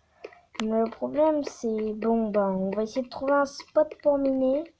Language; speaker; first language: French; native; French